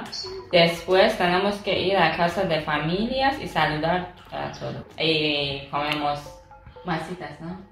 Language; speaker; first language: Spanish; non-native, learner; Persian